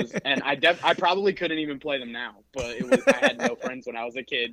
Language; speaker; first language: English; native; English